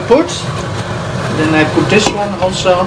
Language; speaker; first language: English; non-native, learner; Dutch